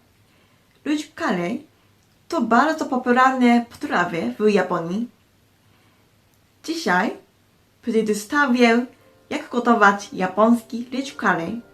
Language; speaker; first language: Polish; non-native, fluent; Japanese